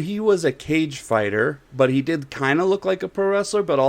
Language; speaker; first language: English; native; English